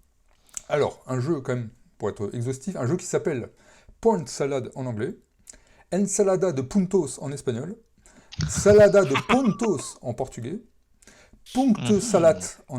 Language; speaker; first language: French; native; French